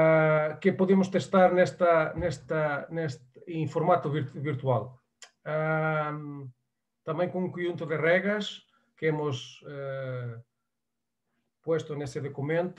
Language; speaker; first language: Spanish; non-native, fluent; Portuguese